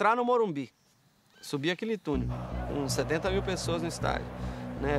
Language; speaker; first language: Portuguese; native; Portuguese